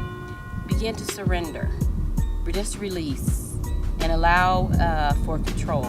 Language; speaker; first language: English; native; English